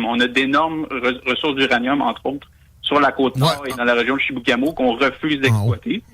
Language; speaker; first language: French; native; French